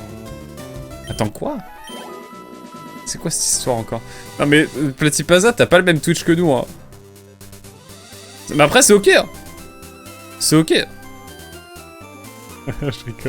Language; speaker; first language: French; native; French